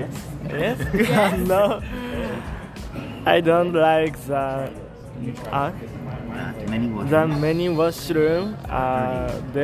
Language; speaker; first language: English; non-native, learner; Japanese